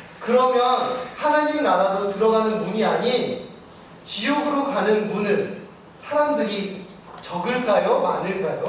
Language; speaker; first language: Korean; native; Korean